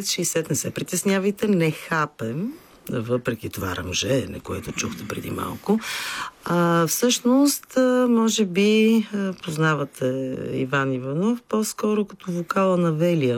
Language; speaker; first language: Bulgarian; native; Bulgarian